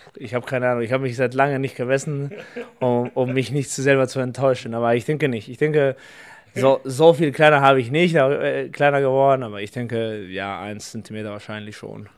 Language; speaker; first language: German; non-native, fluent; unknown